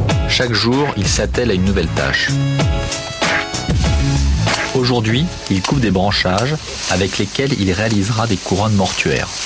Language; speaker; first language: French; native; French